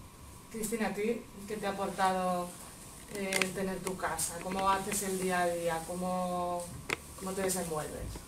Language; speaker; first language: Spanish; native; Spanish